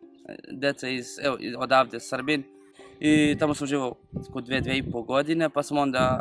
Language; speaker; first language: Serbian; non-native, fluent; Kurdish